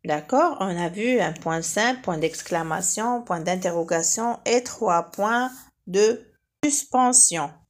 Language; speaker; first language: French; non-native, local second language; Arabic